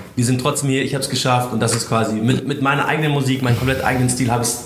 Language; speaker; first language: German; native; German